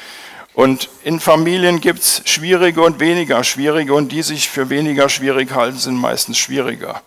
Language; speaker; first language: German; native; German